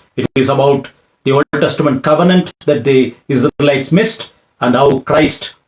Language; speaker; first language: English; non-native, local second language; Tamil